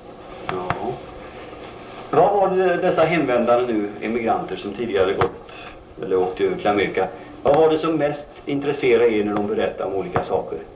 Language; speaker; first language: Swedish; native; Swedish